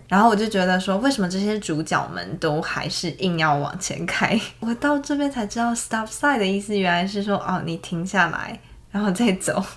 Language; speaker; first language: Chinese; native; Chinese